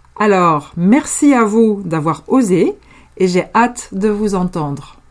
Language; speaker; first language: French; native; French